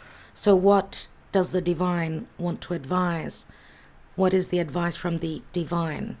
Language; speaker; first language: English; native; English